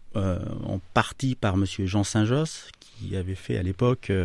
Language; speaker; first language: French; native; French